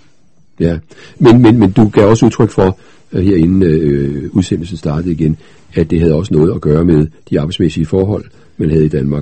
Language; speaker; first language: Danish; native; Danish